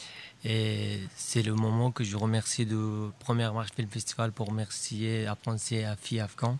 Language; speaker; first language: French; non-native, learner; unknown